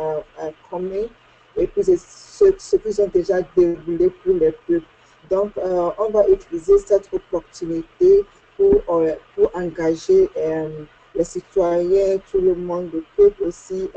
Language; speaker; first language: French; non-native, fluent; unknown